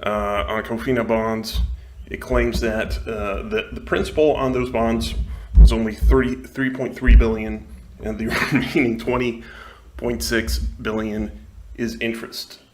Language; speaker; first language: English; non-native, local second language; Spanish